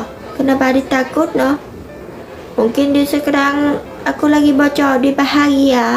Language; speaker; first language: Indonesian; non-native, learner; Vietnamese